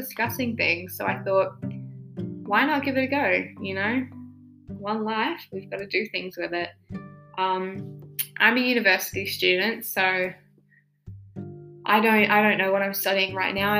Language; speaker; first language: English; native; English